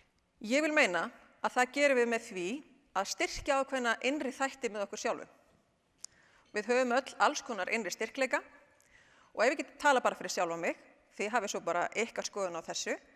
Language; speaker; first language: Icelandic; native; Icelandic